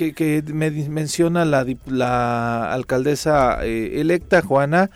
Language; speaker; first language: Spanish; native; Spanish